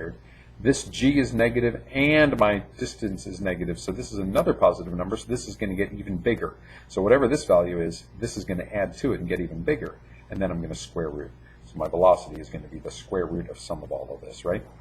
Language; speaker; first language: English; native; English